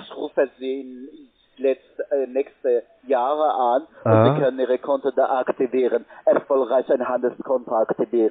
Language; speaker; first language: German; non-native, learner; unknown